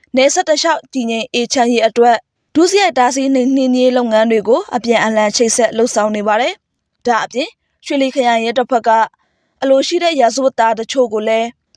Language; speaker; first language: Burmese; non-native, local second language; Shwe Palaung